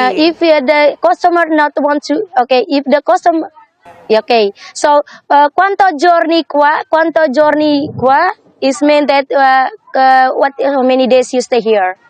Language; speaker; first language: English; non-native, learner; Indonesian